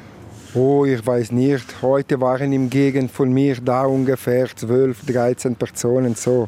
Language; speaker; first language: German; non-native, local second language; Italian